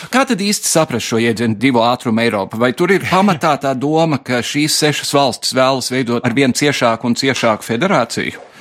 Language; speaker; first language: Latvian; early bilingual, heritage; Latvian